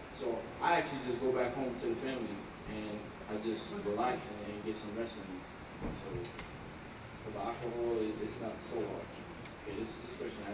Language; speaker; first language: English; native; English